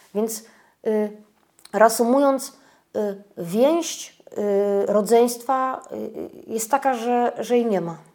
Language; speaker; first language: Polish; native; Polish